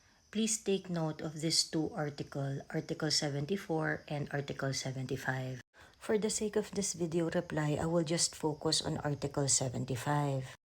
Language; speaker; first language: English; non-native, local second language; Filipino